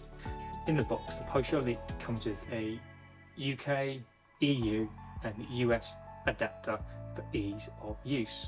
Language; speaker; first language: English; native; English